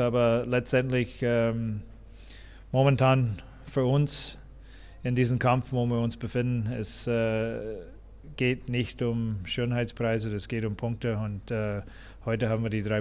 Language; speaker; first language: German; non-native, fluent; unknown